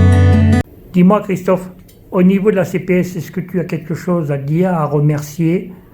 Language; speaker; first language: French; native; French